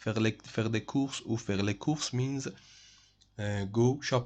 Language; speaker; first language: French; non-native, fluent; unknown